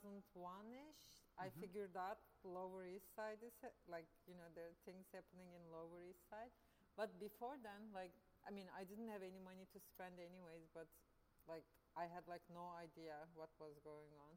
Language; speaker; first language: English; non-native, fluent; Turkish